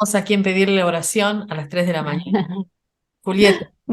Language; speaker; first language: Spanish; native; Spanish